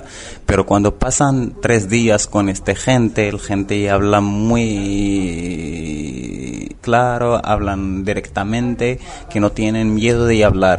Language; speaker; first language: Spanish; non-native, learner; Arabic